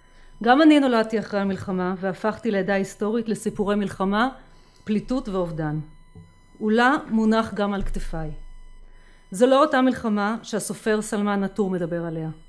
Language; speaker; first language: Hebrew; native; Hebrew